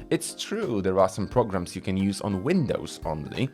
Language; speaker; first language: English; non-native, fluent; Polish